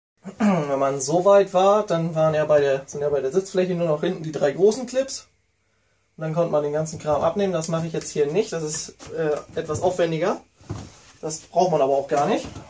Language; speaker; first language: German; native; German